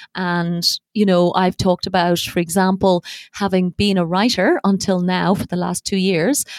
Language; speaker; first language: English; native; English